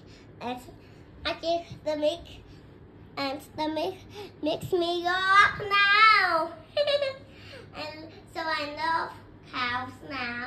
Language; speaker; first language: English; non-native, learner; Vietnamese